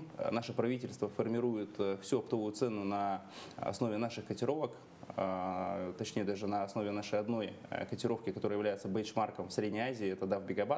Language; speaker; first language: Russian; native; Russian